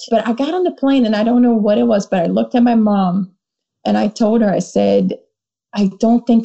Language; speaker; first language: English; non-native, fluent; Portuguese